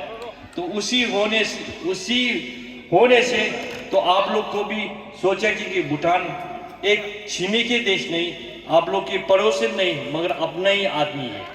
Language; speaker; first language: Hindi; non-native, fluent; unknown